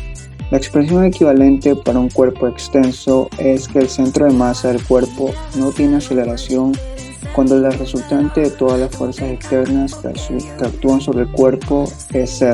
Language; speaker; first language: Spanish; native; Spanish